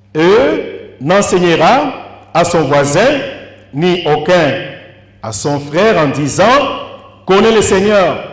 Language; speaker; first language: French; non-native, local second language; Swahili